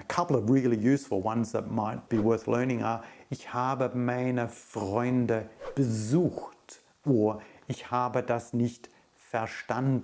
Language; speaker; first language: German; non-native, fluent; English